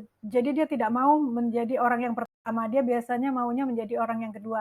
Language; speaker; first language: Indonesian; native; Indonesian